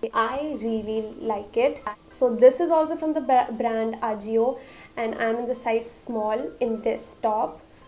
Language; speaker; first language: English; non-native, local second language; Hindi